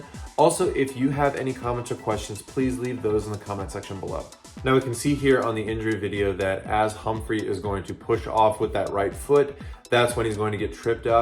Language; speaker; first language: English; native; English